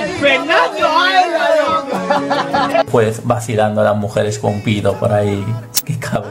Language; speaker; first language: Spanish; native; Spanish